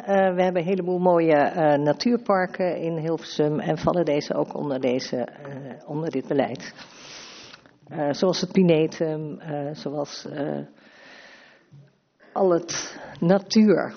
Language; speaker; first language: Dutch; native; Dutch